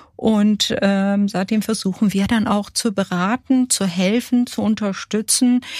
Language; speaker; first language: German; early bilingual, other home language; Kurdish